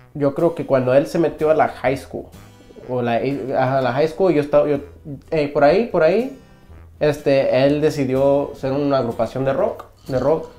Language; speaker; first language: Spanish; early bilingual, heritage; Spanish